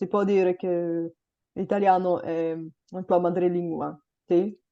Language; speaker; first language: Italian; non-native, fluent; Bulgarian